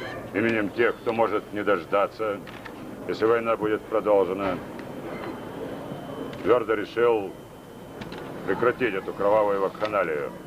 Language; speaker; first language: Russian; native; Russian